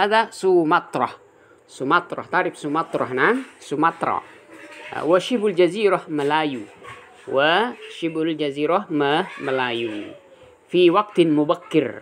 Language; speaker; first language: Arabic; non-native, fluent; Indonesian